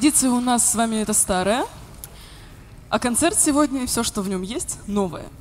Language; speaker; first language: Russian; native; Russian